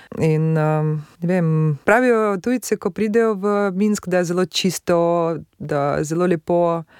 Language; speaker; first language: Slovenian; non-native, fluent; Russian